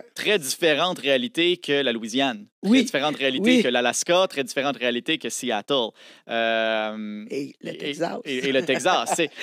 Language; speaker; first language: French; native; French